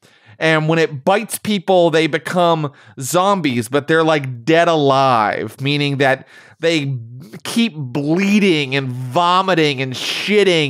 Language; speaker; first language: English; native; English